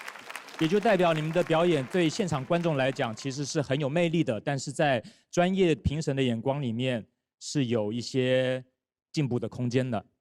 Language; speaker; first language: Chinese; native; Chinese